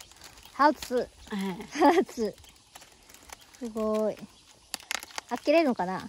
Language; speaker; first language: Japanese; non-native, fluent; Indonesian